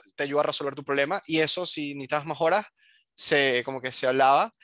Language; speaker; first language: Spanish; native; Spanish